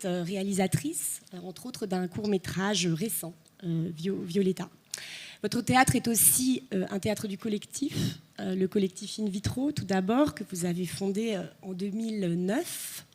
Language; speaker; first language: French; native; French